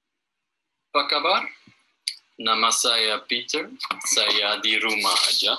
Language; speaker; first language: Indonesian; non-native, learner; German